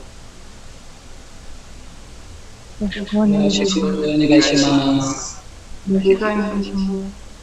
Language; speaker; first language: Japanese; non-native, learner; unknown